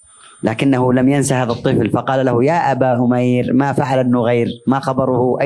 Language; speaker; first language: Arabic; native; Arabic